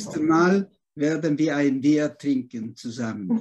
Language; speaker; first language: German; non-native, fluent; Spanish